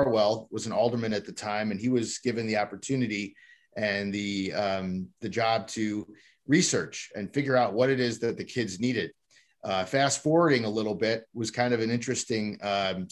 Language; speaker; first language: English; native; English